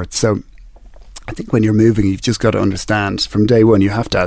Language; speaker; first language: English; native; English